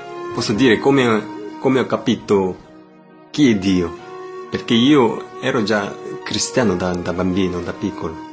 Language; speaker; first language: Italian; non-native, learner; Korean